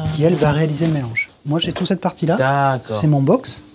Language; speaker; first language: French; native; French